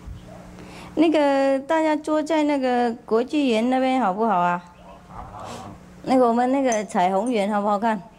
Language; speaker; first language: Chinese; non-native, fluent; Vietnamese